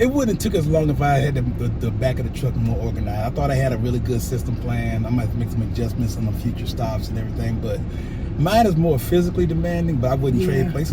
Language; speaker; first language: English; native; English